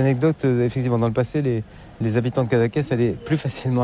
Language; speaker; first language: French; native; French